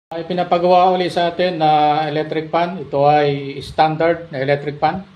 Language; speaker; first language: Filipino; native; Filipino